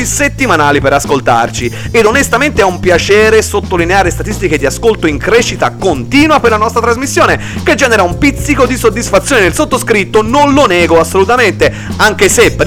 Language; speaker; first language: Italian; native; Italian